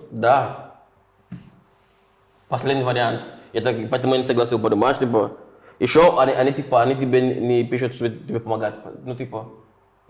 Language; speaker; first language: Russian; non-native, fluent; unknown